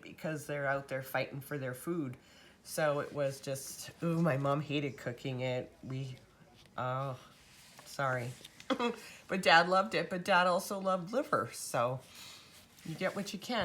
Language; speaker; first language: English; native; English